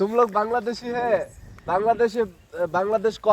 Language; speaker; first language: Hindi; non-native, learner; Bangla